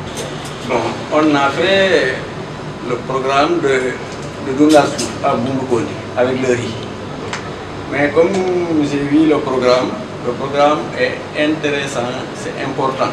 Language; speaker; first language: French; non-native, local second language; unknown